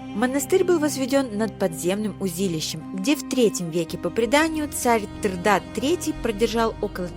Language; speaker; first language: Russian; native; Russian